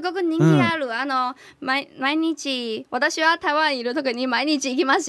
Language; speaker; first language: Japanese; non-native, learner; Chinese